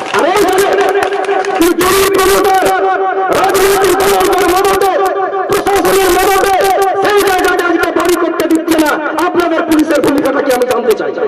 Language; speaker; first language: Bangla; non-native, local second language; Santali